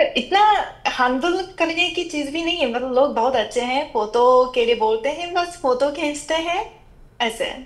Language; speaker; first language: Hindi; non-native, fluent; Japanese